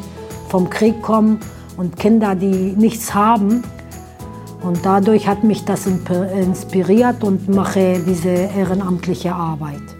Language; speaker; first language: German; early bilingual, other home language; Aramaic